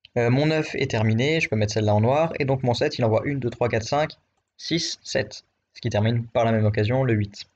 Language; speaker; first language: French; native; French